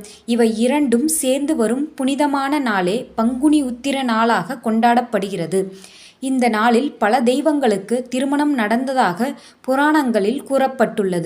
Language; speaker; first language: Tamil; native; Tamil